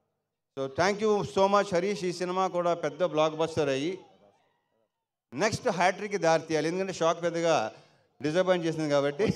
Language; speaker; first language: Telugu; native; Telugu